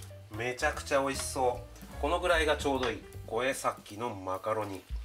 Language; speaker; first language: Japanese; native; Japanese